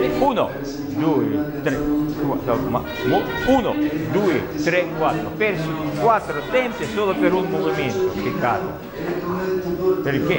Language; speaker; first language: Italian; non-native, learner; Russian